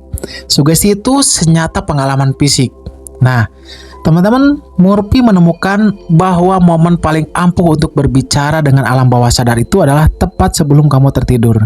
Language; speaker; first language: Indonesian; native; Indonesian